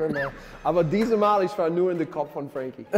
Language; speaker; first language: German; non-native, learner; English